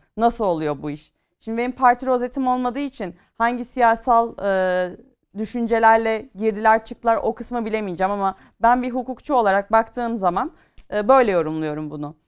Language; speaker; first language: Turkish; native; Turkish